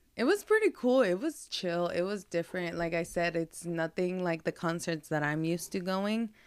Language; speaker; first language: English; early bilingual, heritage; Spanish